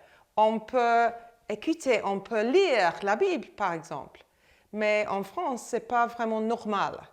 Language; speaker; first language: French; non-native, fluent; English